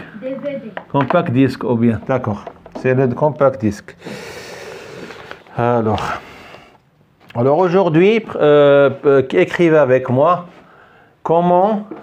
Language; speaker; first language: French; non-native, fluent; Arabic